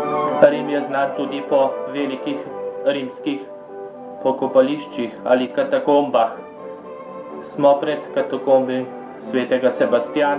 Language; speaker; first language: Slovenian; native; Slovenian